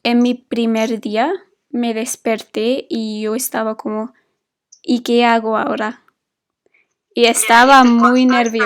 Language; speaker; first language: Spanish; non-native, fluent; English